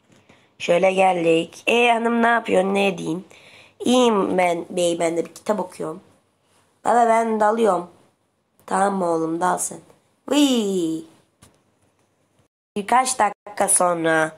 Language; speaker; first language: Turkish; native; Turkish